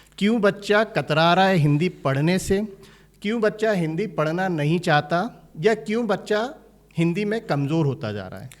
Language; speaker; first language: Hindi; native; Hindi